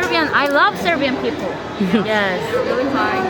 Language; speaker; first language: English; non-native, learner; Korean